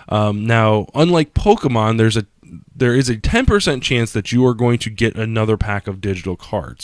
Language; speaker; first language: English; native; English